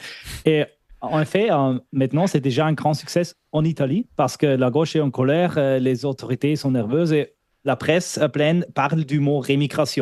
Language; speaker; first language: French; non-native, fluent; German